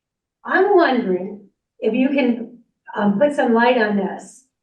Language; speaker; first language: English; native; English